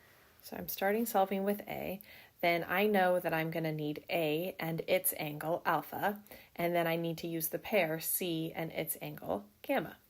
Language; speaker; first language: English; native; English